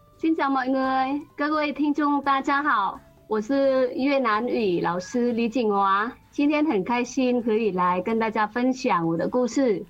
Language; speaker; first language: Chinese; non-native, fluent; Vietnamese